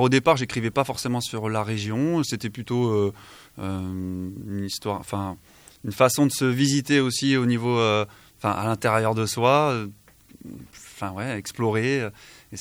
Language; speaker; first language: French; native; French